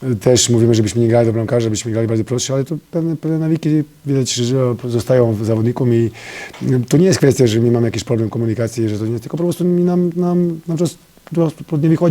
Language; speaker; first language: Polish; non-native, fluent; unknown